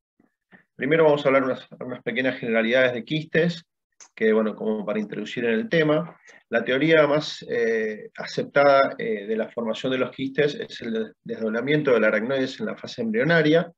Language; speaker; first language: Spanish; native; Spanish